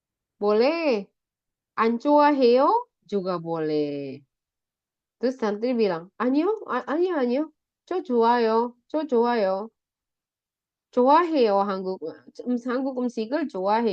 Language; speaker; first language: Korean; non-native, fluent; Indonesian